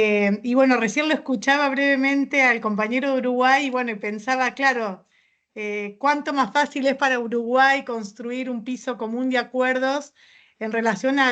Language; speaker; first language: Spanish; native; Spanish